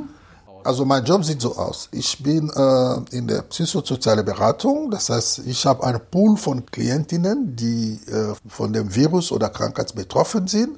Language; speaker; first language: German; non-native, fluent; Lingala